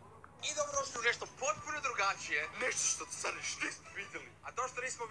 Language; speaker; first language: Bosnian; native; Bosnian